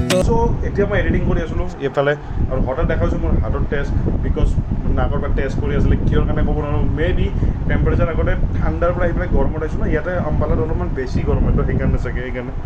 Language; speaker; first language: Assamese; native; Assamese